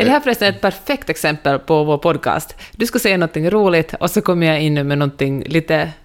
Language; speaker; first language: Swedish; native; Swedish